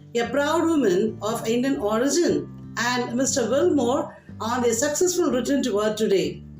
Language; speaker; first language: English; non-native, local second language; Tamil